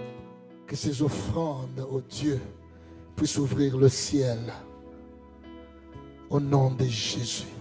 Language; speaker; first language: French; non-native, local second language; Lingala